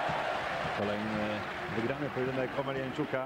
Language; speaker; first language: Polish; native; Polish